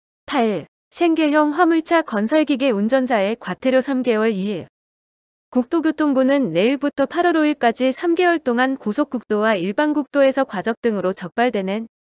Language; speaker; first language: Korean; native; Korean